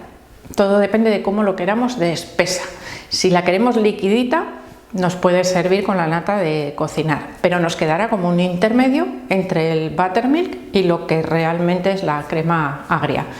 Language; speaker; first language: Spanish; native; Spanish